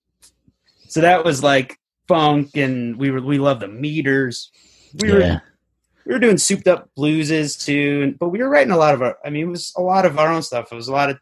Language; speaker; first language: English; native; English